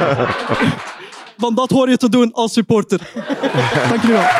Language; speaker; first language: Dutch; early bilingual, other home language; Turkish